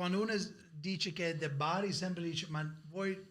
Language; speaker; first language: Italian; early bilingual, heritage; English